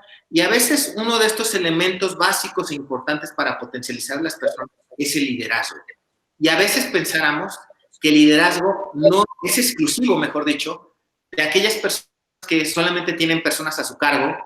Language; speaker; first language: Spanish; native; Spanish